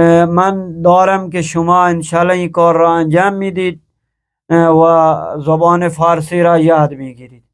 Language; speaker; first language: Persian; non-native, fluent; Urdu